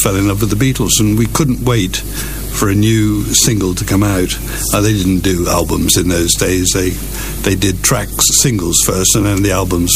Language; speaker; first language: English; native; English